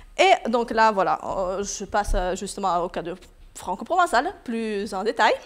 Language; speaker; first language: French; non-native, fluent; Russian